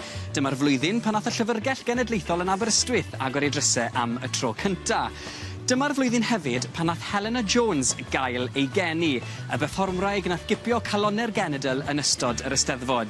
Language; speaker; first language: Welsh; native; Welsh